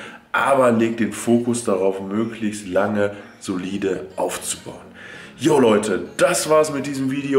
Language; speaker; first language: German; native; German